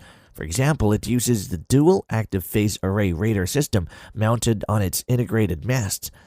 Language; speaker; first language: English; non-native, fluent; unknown